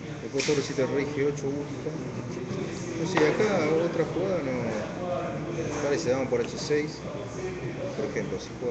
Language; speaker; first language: Spanish; native; Spanish